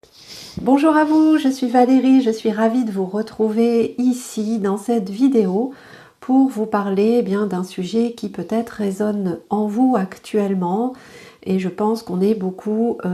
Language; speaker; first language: French; native; French